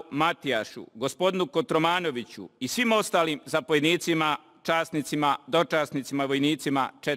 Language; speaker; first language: Bosnian; native; Bosnian